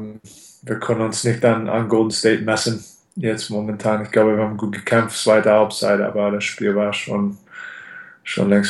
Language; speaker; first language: German; non-native, fluent; English